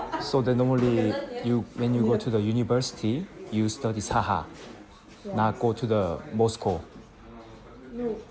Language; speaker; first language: English; non-native, learner; Korean